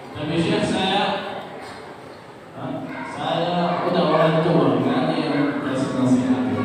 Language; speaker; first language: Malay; non-native, learner; Arabic